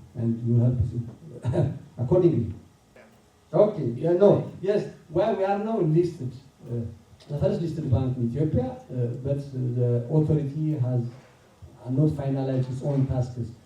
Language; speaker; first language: English; non-native, local second language; Amharic